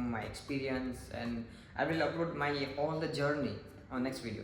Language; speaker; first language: English; non-native, local second language; Gujarati